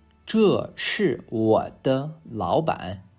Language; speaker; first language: Chinese; non-native, fluent; English